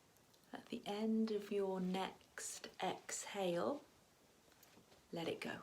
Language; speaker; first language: English; native; English